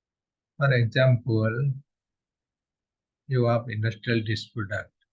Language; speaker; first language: English; non-native, local second language; Odia